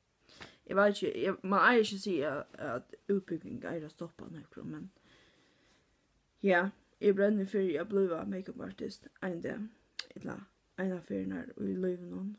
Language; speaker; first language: Norwegian; non-native, learner; Faroese